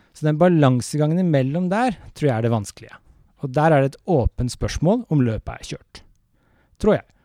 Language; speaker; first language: Norwegian; native; Norwegian